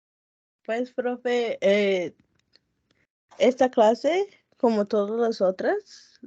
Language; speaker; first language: Spanish; non-native, local second language; English